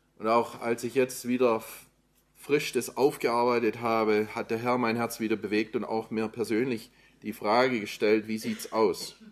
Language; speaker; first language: German; native; German